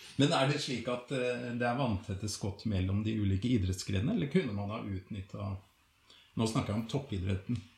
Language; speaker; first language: Norwegian; native; Norwegian